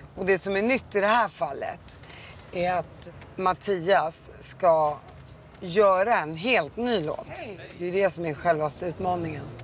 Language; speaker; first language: Swedish; early bilingual, other home language; Arabic